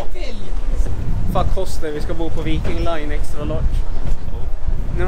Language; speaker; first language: Swedish; native; Swedish